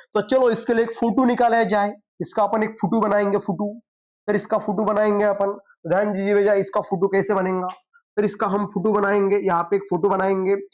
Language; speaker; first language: Hindi; non-native, local second language; Marathi